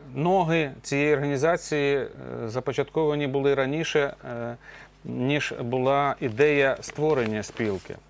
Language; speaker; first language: Ukrainian; native; Ukrainian